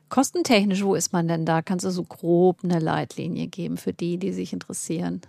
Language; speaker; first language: German; native; German